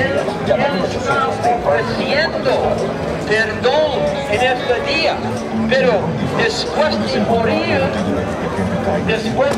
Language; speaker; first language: Spanish; non-native, learner; English